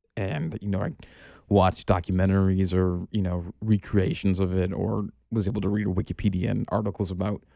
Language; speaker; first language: English; native; English